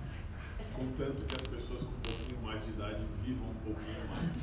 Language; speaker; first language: Portuguese; native; Portuguese